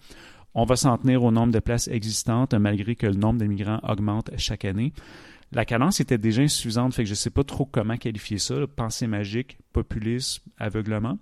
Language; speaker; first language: French; native; French